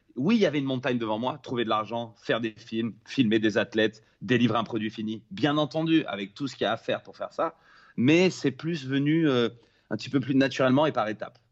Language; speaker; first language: French; native; French